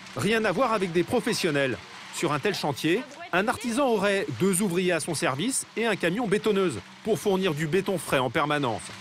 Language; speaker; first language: French; native; French